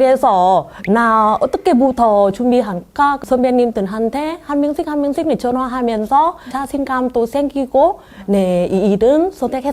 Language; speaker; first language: Korean; non-native, learner; Vietnamese